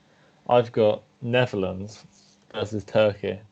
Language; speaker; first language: English; native; English